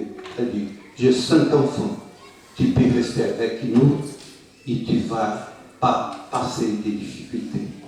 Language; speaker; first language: French; non-native, fluent; Portuguese